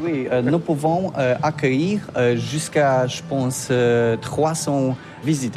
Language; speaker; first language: French; non-native, learner; Polish